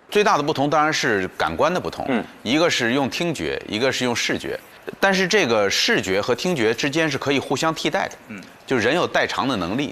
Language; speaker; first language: Chinese; native; Chinese